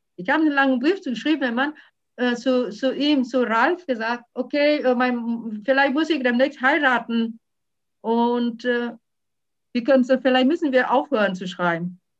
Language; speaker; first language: German; non-native, fluent; Vietnamese